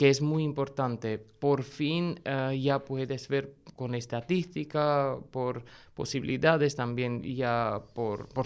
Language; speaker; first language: Spanish; non-native, fluent; Armenian